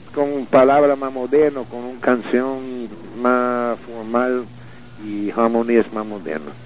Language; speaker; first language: Spanish; non-native, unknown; English